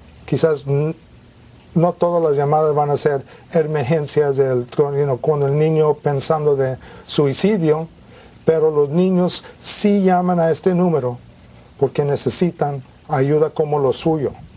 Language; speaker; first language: Spanish; early bilingual, heritage; Spanish